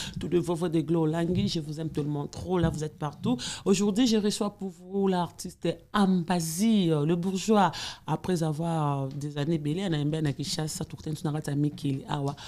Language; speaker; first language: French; non-native, local second language; Lingala